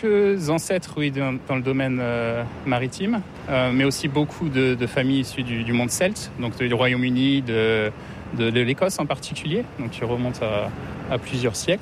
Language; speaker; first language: French; native; French